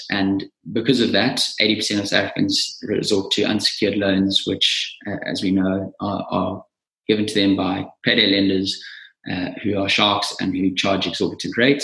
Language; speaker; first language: English; native; English